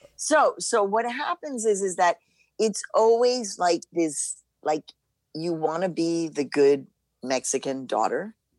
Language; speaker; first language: English; early bilingual, other home language; Spanish